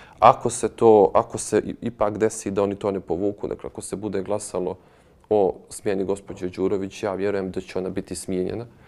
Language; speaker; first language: Bosnian; native; Bosnian